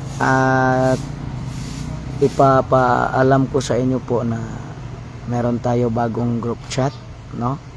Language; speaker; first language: Filipino; non-native, local second language; Cebuano